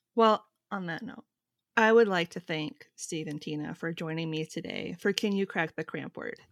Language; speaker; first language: English; native; English